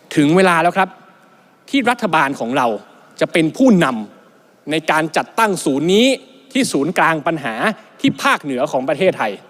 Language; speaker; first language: Thai; native; Thai